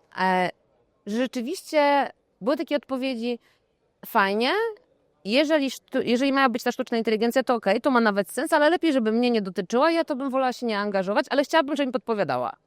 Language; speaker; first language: Polish; native; Polish